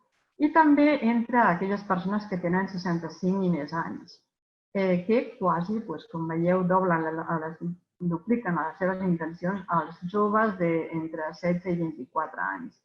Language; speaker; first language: Catalan; native; Catalan